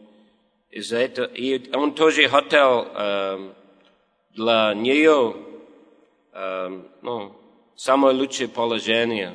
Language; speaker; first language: Russian; non-native, learner; English